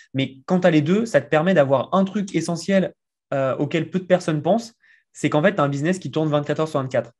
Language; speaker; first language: French; native; French